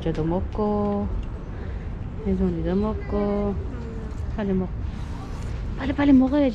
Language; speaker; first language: Korean; native; Korean